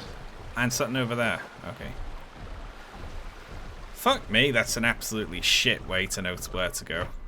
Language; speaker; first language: English; native; English